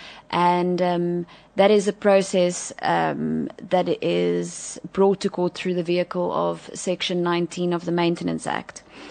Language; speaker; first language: English; non-native, local second language; Afrikaans